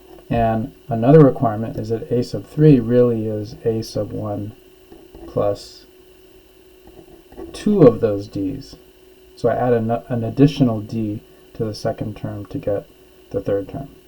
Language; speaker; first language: English; native; English